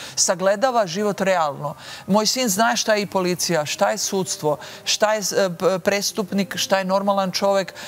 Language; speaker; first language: Serbian; native; Serbian